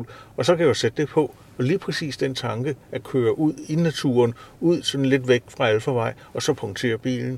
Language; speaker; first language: Danish; native; Danish